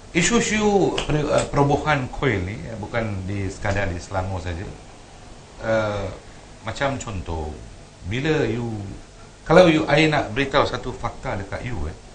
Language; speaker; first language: Malay; non-native, local second language; Tamil